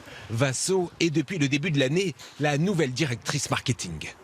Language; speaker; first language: French; native; French